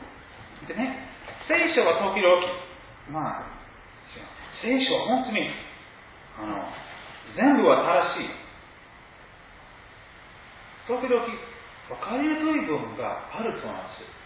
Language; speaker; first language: Japanese; non-native, fluent; English